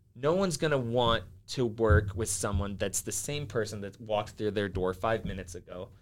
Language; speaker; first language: English; early bilingual, other home language; Finnish